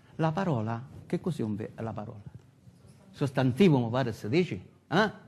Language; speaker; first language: Italian; native; Italian